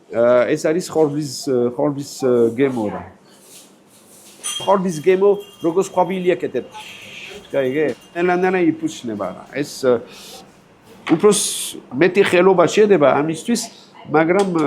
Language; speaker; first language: Georgian; non-native, learner; French